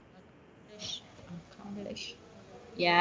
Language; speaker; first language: English; non-native, learner; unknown